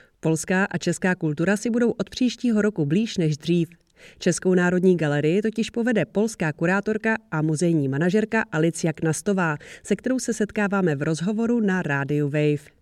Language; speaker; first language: Czech; native; Czech